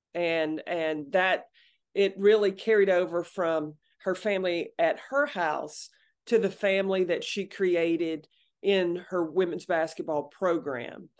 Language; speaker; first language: English; native; English